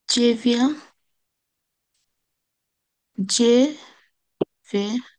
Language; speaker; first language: French; non-native, learner; Bangla